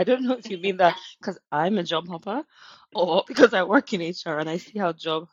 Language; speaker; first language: English; non-native, local second language; Yoruba